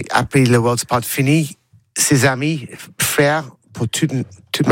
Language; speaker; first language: French; non-native, learner; English